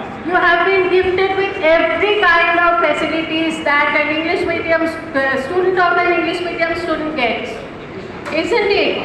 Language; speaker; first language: English; non-native, local second language; Bangla